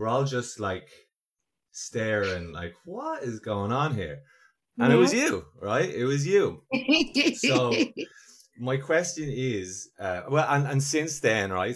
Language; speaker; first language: English; native; English